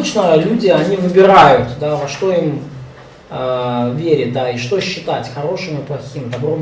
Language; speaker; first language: Russian; native; Russian